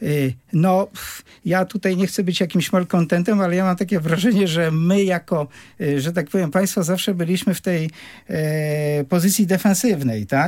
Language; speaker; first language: Polish; native; Polish